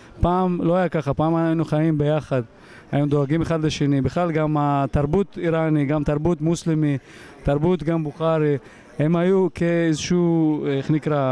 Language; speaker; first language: Hebrew; non-native, fluent; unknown